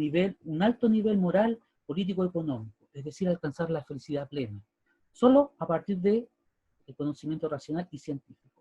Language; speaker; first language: Spanish; native; Spanish